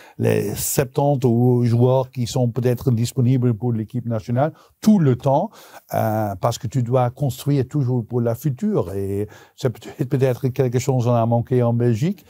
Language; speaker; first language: French; non-native, local second language; Dutch